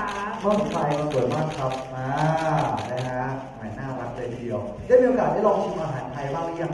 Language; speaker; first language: Thai; native; Thai